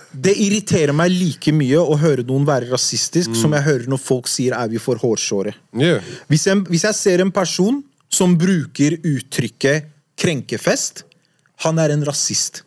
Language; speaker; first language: Norwegian; early bilingual, other home language; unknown